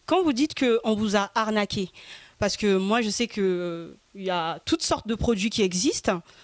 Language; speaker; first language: French; early bilingual, other home language; Lingala